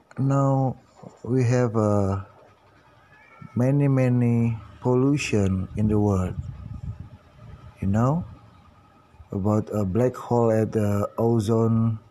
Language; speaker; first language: English; non-native, learner; Indonesian